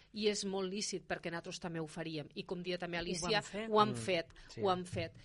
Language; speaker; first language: Catalan; native; Catalan